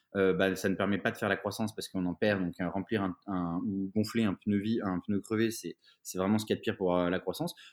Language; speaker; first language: French; native; French